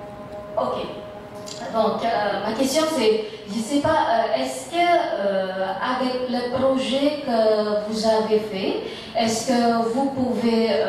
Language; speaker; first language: French; non-native, fluent; Indonesian